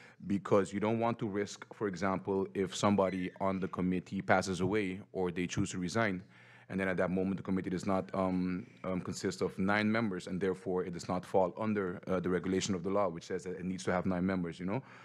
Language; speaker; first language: English; native; English